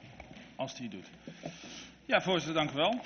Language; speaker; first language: Dutch; native; Dutch